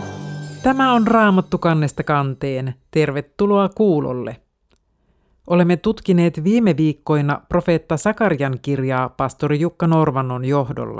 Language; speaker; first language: Finnish; native; Finnish